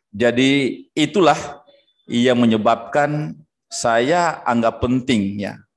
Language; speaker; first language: Indonesian; native; Indonesian